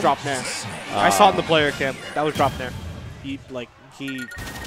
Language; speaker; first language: English; native; English